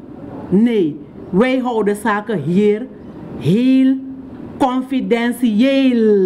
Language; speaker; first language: Dutch; non-native, local second language; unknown